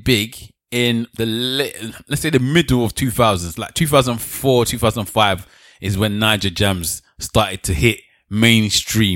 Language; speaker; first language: English; native; English